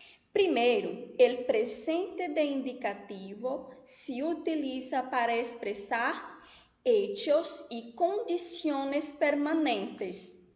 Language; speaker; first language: Spanish; non-native, fluent; Portuguese